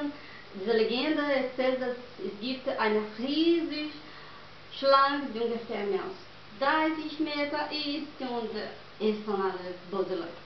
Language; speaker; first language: German; non-native, learner; Portuguese